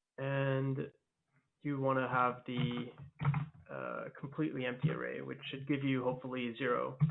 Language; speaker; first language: English; native; English